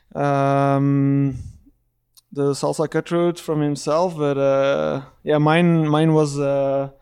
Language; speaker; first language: English; non-native, fluent; Dutch